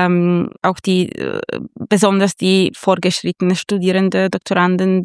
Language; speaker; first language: German; non-native, fluent; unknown